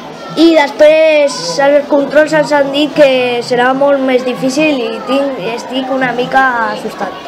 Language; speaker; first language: Catalan; non-native, local second language; Spanish